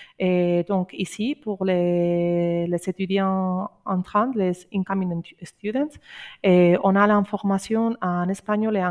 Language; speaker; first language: French; non-native, learner; Spanish